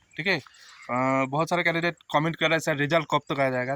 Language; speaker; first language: Hindi; non-native, local second language; Bangla